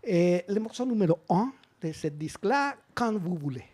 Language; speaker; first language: French; non-native, learner; Spanish